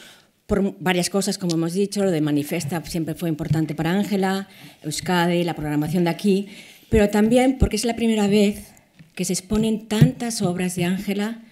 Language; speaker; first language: Spanish; native; Spanish